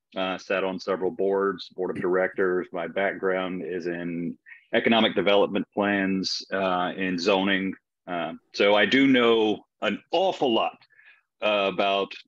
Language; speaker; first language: English; native; English